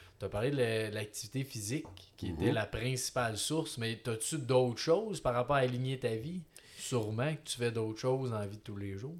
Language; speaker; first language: French; native; French